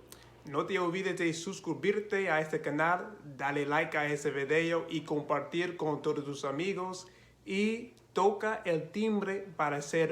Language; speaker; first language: Spanish; non-native, fluent; English